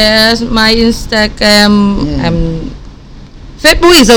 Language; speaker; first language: English; non-native, learner; Thai